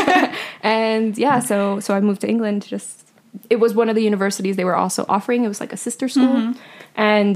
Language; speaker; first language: English; early bilingual, other home language; Spanish